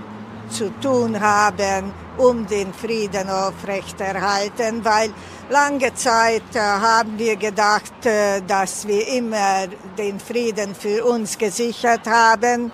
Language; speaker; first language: German; non-native, fluent; Hungarian